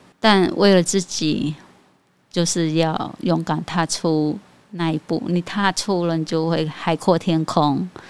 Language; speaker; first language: Chinese; non-native, fluent; Khmer